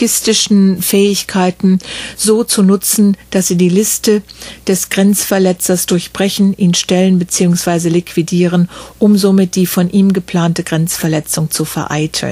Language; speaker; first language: German; native; German